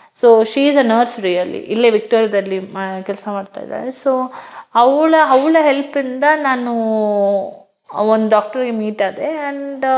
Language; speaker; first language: Kannada; non-native, local second language; Hindi